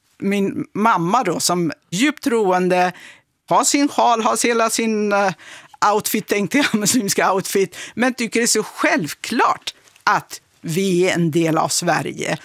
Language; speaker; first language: Swedish; non-native, fluent; Kurdish